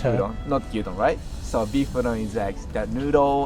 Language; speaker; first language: English; non-native, learner; Japanese